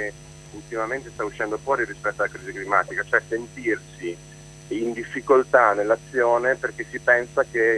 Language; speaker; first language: Italian; native; Italian